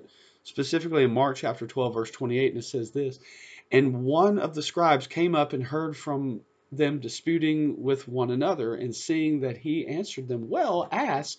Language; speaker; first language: English; native; English